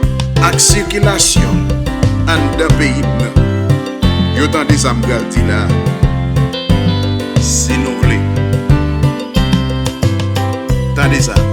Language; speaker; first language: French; non-native, learner; Haitian Creole